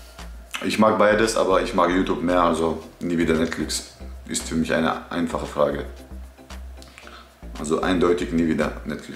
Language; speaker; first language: German; early bilingual, other home language; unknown